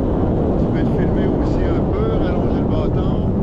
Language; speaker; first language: French; native; French